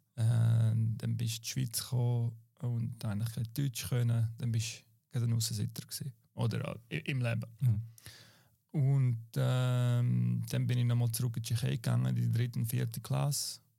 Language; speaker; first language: German; native; German